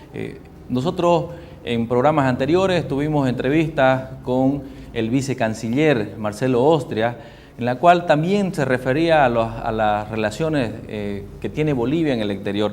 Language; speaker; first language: Spanish; native; Spanish